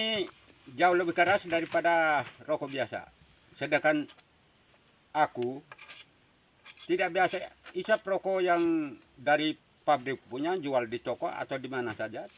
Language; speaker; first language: Indonesian; non-native, local second language; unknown